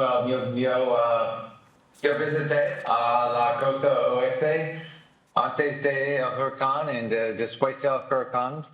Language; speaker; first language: Spanish; non-native, learner; English